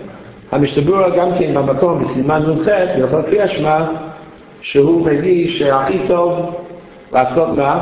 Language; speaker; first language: Hebrew; non-native, fluent; English